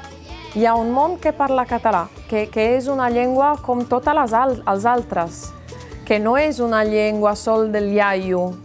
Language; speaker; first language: Catalan; non-native, local second language; Italian